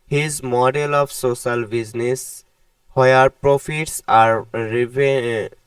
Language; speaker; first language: English; non-native, local second language; Bangla